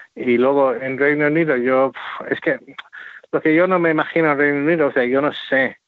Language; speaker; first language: Spanish; non-native, fluent; English